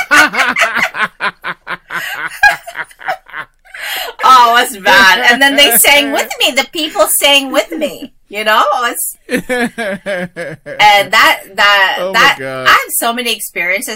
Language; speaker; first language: English; early bilingual, other home language; Filipino